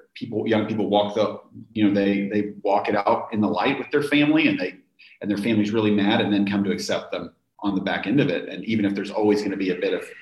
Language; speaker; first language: English; native; English